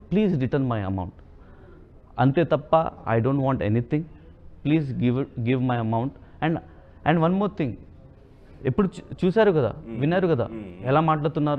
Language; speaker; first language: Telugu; non-native, local second language; Hindi